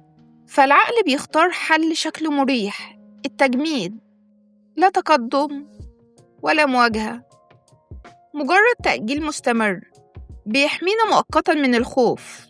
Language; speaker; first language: Arabic; native; Arabic